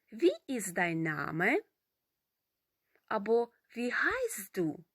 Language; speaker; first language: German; non-native, fluent; Ukrainian